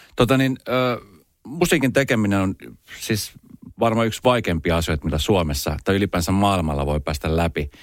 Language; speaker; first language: Finnish; native; Finnish